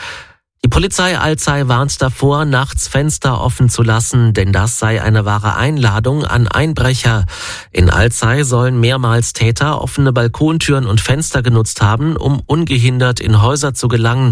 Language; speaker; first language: German; native; German